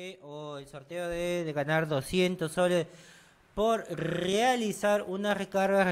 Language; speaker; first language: Spanish; native; Spanish